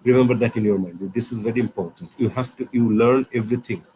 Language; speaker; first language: English; non-native, local second language; Bangla